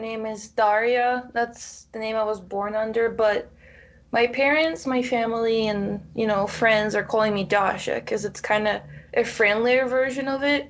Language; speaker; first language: English; non-native, fluent; Russian